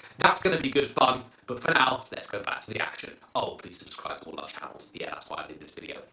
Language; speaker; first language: English; native; English